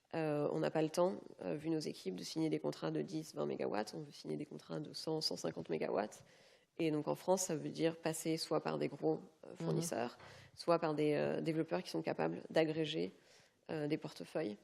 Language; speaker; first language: French; native; French